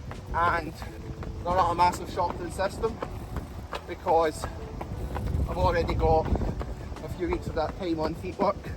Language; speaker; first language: English; native; English